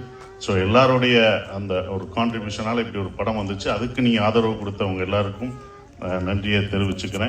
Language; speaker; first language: Tamil; native; Tamil